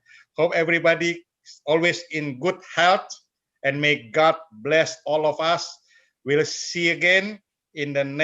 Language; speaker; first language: English; non-native, fluent; Indonesian